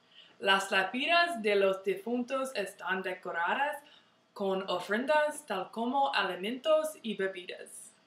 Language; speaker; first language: Spanish; non-native, learner; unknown